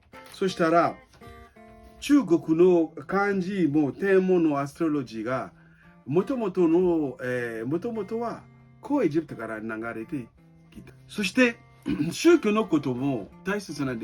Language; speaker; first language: Japanese; non-native, fluent; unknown